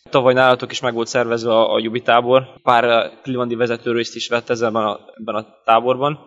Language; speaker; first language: Hungarian; early bilingual, heritage; Hungarian